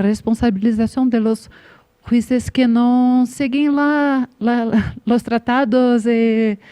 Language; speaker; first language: Spanish; non-native, learner; Portuguese